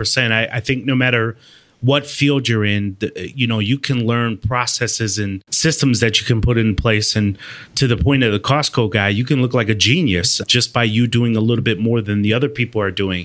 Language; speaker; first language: English; native; English